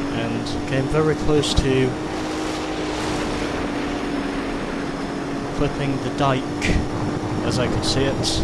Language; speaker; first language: English; native; English